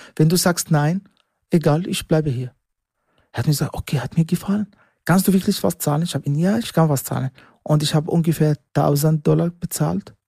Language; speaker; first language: German; non-native, learner; Arabic